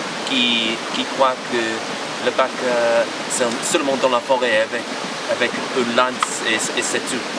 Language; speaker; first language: French; non-native, fluent; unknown